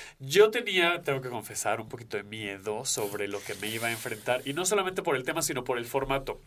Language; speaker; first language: Spanish; native; Spanish